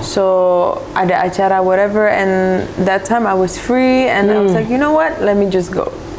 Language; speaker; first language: English; early bilingual, other home language; Indonesian